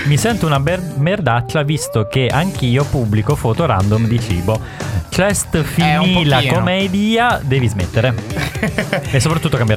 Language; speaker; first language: Italian; native; Italian